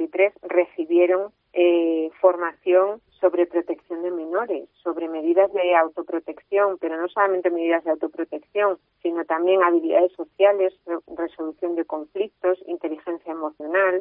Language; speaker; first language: Spanish; native; Spanish